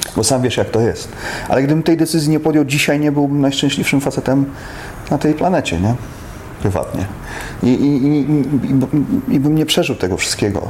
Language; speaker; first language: Polish; native; Polish